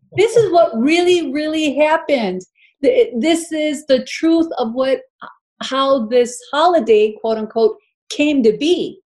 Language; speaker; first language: English; early bilingual, other home language; Spanish